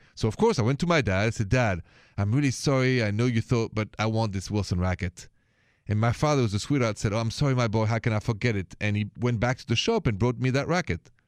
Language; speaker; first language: English; non-native, fluent; French